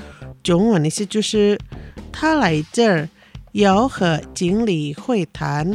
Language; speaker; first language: Chinese; non-native, learner; Indonesian